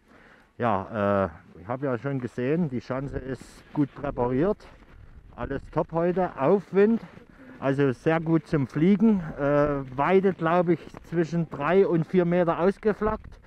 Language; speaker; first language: German; native; German